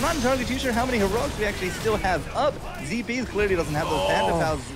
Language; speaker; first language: English; native; English